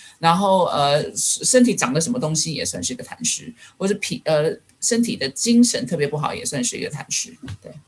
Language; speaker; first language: Chinese; native; Chinese